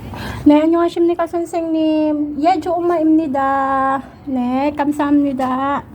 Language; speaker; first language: Korean; non-native, learner; Filipino